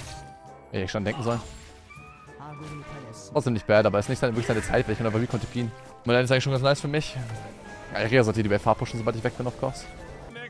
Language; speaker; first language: German; native; German